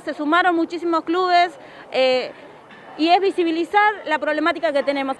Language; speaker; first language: Spanish; native; Spanish